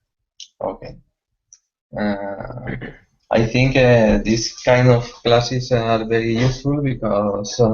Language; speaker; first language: English; non-native, learner; Spanish